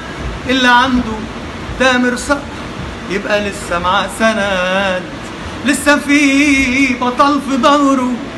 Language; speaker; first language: Arabic; native; Arabic